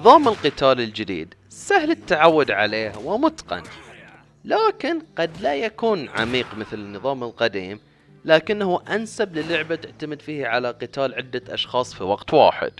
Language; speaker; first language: Arabic; native; Arabic